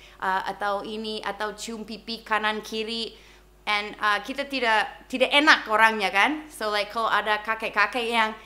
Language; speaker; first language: Indonesian; non-native, fluent; English